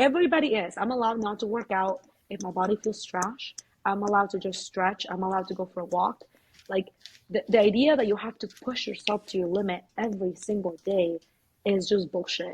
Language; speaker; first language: English; early bilingual, other home language; Spanish